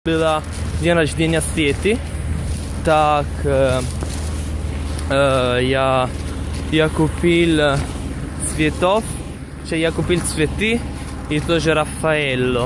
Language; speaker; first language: Russian; non-native, learner; Italian